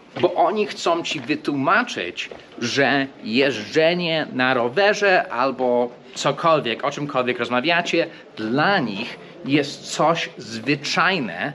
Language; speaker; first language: Polish; non-native, fluent; English